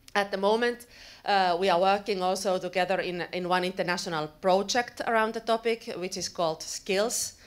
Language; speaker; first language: English; non-native, fluent; Finnish